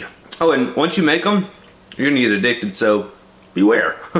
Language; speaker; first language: English; native; English